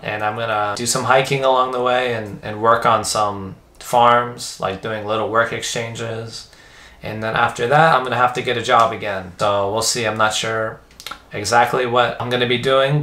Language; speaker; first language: English; native; English